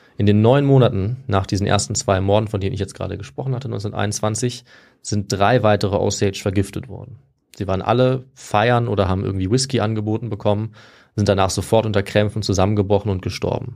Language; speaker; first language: German; native; German